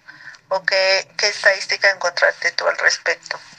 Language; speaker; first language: Spanish; native; Spanish